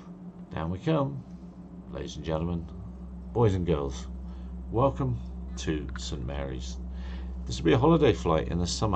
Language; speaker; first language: English; native; English